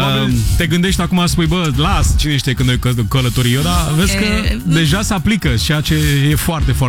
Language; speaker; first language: Romanian; native; Romanian